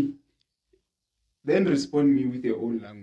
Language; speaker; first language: English; non-native, local second language; Northern Sotho